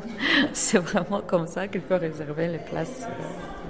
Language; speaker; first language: French; non-native, fluent; Ukrainian